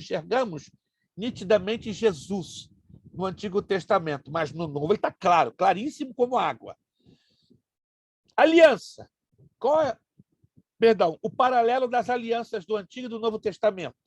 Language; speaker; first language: Portuguese; native; Portuguese